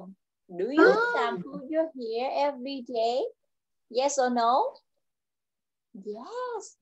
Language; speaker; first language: English; non-native, learner; Vietnamese